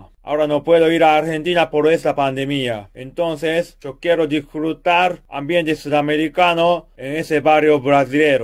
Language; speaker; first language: Spanish; non-native, fluent; Japanese